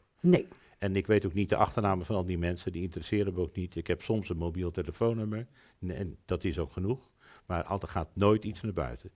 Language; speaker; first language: Dutch; native; Dutch